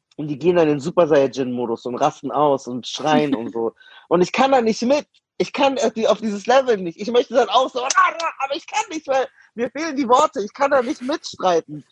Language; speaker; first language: German; native; German